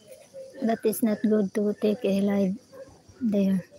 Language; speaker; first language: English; non-native, learner; Filipino